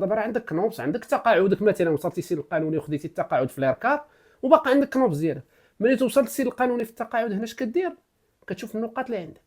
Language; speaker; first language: Arabic; native; Arabic